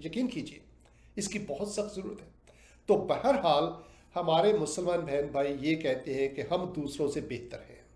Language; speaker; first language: Urdu; native; Urdu